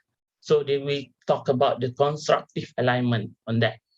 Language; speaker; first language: English; non-native, local second language; Malay